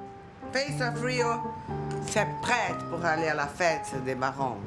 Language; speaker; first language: French; non-native, learner; Portuguese